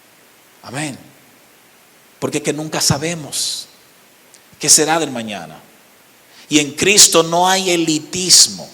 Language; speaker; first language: Spanish; native; Spanish